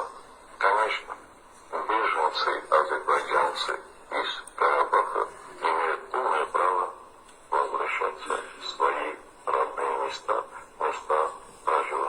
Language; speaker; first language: Russian; non-native, fluent; Armenian